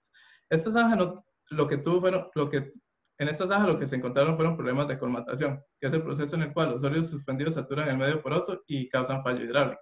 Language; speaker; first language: Spanish; native; Spanish